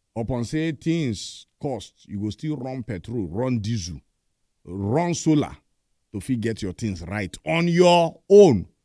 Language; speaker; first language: Nigerian Pidgin; native; Nigerian Pidgin